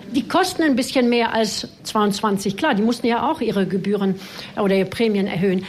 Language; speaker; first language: German; non-native, fluent; French